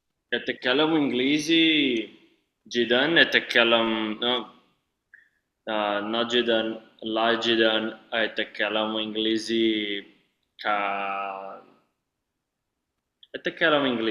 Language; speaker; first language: Arabic; non-native, learner; Portuguese